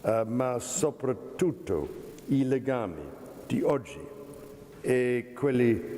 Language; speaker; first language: Italian; non-native, learner; English